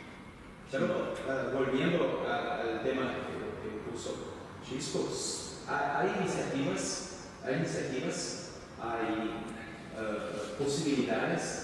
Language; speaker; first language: Spanish; non-native, fluent; Portuguese